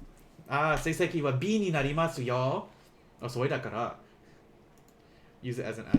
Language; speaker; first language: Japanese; non-native, learner; English